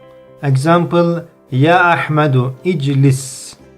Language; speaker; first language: Arabic; non-native, fluent; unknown